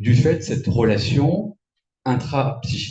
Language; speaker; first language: French; native; French